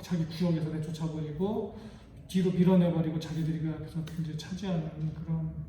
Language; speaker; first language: Korean; native; Korean